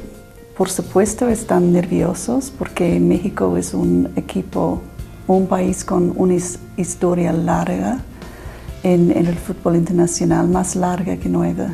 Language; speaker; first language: Spanish; non-native, fluent; English